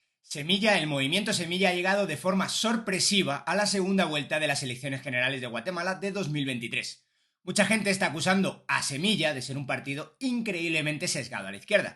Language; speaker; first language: Spanish; native; Spanish